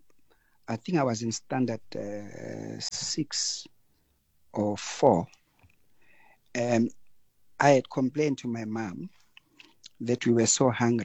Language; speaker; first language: English; non-native, local second language; Zulu